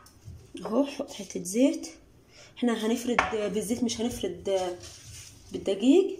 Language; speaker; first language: Arabic; native; Arabic